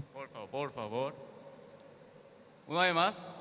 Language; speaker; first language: Spanish; non-native, learner; Korean